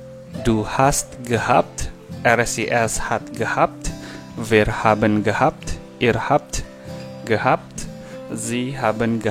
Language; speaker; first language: German; non-native, learner; Indonesian